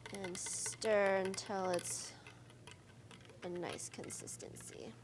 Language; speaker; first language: English; native; English